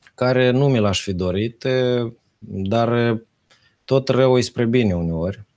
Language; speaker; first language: Romanian; native; Romanian